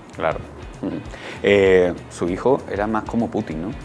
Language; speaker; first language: Spanish; native; Spanish